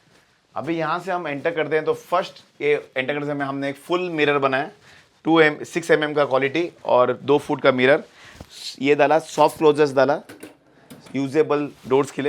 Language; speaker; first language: Hindi; non-native, local second language; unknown